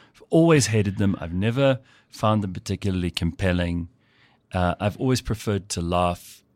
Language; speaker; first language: English; native; English